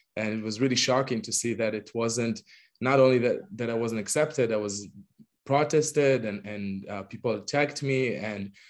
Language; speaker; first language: English; non-native, fluent; Hebrew